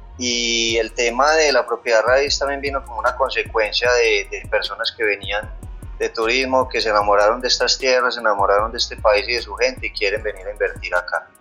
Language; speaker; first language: Spanish; native; Spanish